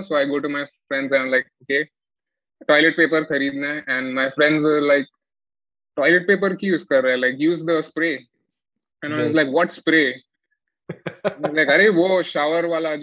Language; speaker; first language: English; non-native, local second language; Malayalam